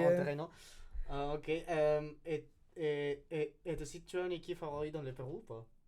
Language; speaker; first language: French; non-native, learner; Spanish